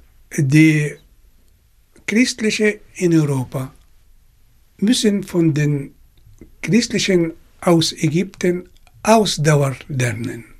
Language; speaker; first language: German; non-native, fluent; Arabic